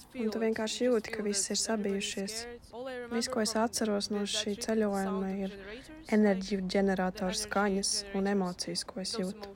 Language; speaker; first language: Latvian; non-native, fluent; Russian